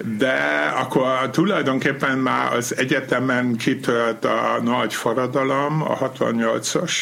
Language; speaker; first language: Hungarian; non-native, fluent; German